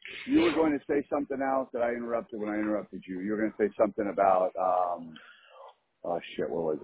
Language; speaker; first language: English; early bilingual, other home language; Spanish